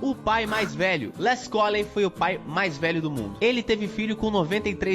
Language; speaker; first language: Portuguese; native; Portuguese